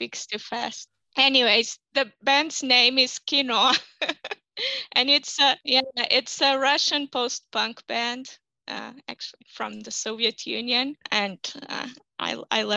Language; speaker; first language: English; non-native, fluent; Portuguese